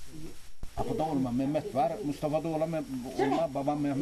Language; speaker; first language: Turkish; native; Turkish